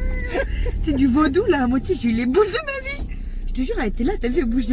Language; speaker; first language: French; native; French